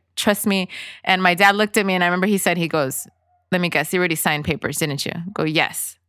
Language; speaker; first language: English; early bilingual, other home language; Spanish